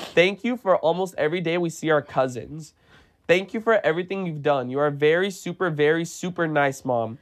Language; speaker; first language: English; native; English